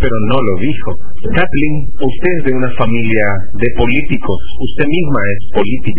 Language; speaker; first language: Spanish; native; Spanish